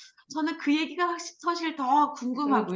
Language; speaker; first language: Korean; native; Korean